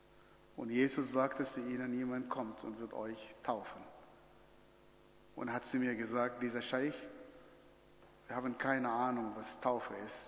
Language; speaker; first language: German; non-native, fluent; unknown